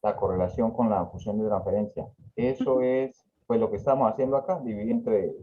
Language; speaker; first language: Spanish; native; Spanish